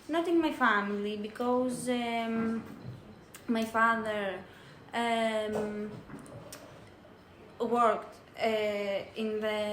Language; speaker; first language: English; non-native, learner; Greek